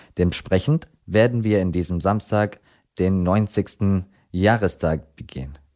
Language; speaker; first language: German; non-native, fluent; Arabic